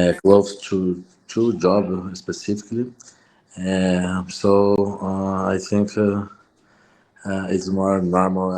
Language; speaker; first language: English; non-native, learner; Portuguese